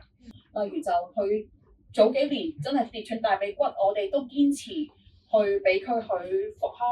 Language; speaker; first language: Cantonese; native; Cantonese